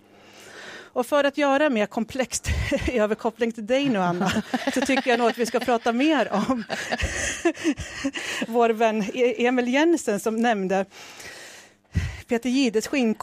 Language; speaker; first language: Swedish; native; Swedish